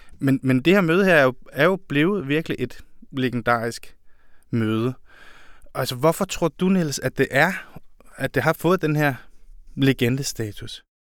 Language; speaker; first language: Danish; native; Danish